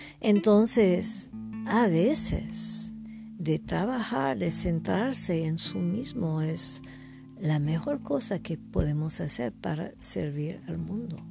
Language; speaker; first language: Spanish; non-native, learner; English